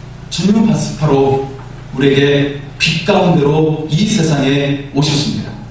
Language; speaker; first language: Korean; native; Korean